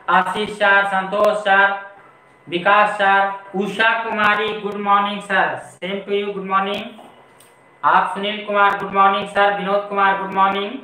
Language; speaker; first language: Hindi; native; Hindi